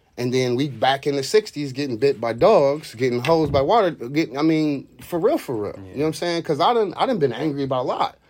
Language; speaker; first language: English; native; English